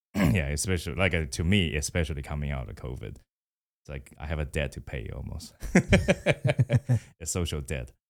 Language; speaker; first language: English; non-native, fluent; Chinese